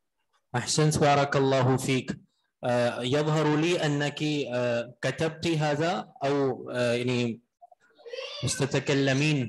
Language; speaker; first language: Arabic; non-native, fluent; Urdu